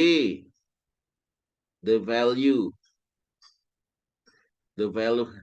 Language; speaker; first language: English; non-native, fluent; Indonesian